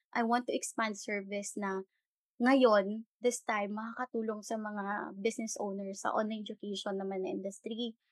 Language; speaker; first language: Filipino; non-native, local second language; Hiligaynon